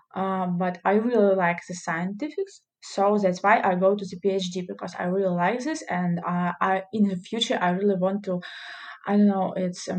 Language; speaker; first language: English; non-native, learner; Russian